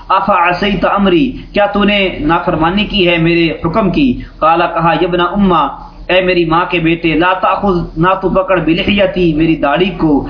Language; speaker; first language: Urdu; native; Urdu